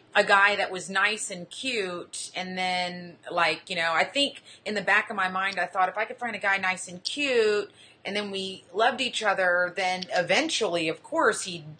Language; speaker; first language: English; native; English